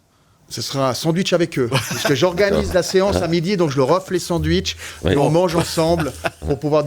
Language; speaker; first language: French; native; French